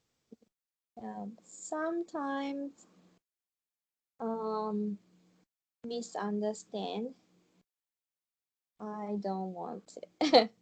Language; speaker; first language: English; non-native, learner; Japanese